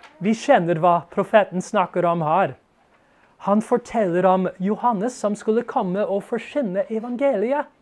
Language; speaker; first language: Norwegian; non-native, fluent; English